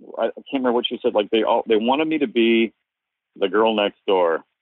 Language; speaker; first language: English; native; English